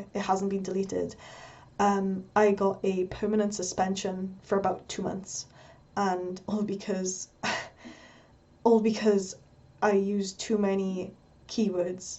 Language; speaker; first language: English; native; English